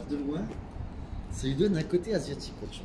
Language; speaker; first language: French; native; French